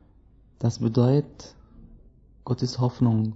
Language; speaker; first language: German; non-native, learner; Arabic